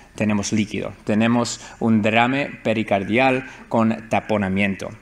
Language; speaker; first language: Spanish; early bilingual, heritage; Spanish